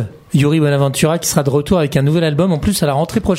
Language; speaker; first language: French; native; French